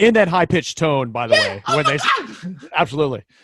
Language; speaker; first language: English; native; English